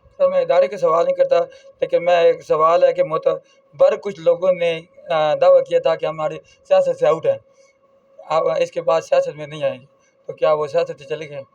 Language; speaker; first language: Urdu; non-native, local second language; Punjabi